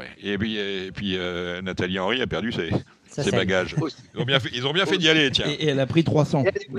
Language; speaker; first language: French; native; French